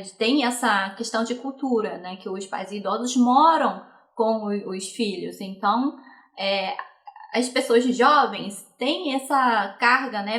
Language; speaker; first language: Portuguese; non-native, fluent; Chinese